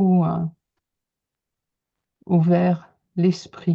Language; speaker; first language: French; native; French